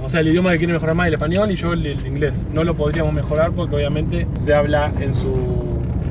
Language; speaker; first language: Spanish; native; Spanish